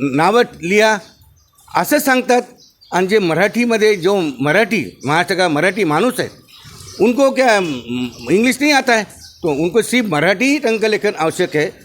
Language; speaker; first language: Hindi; non-native, local second language; Marathi